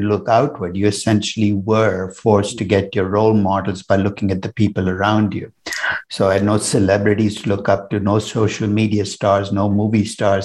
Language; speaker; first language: English; non-native, local second language; Tamil